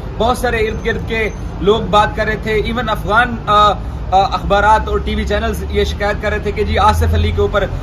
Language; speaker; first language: Urdu; native; Urdu